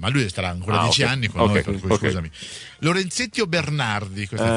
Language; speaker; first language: Italian; native; Italian